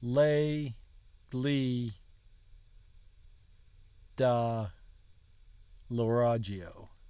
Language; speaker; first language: Italian; non-native, learner; English